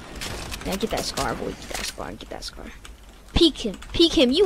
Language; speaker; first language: English; native; English